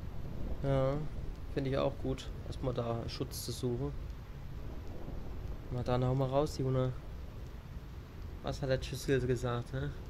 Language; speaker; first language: German; native; German